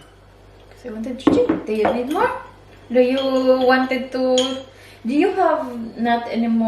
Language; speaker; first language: English; non-native, learner; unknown